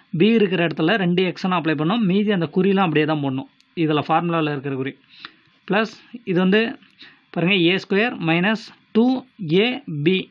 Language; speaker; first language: Tamil; native; Tamil